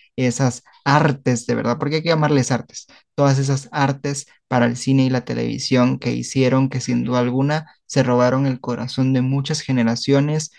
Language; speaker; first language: Spanish; native; Spanish